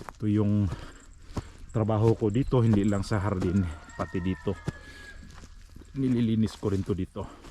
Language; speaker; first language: Filipino; non-native, local second language; Cebuano